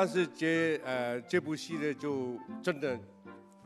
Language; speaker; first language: Chinese; non-native, local second language; Cantonese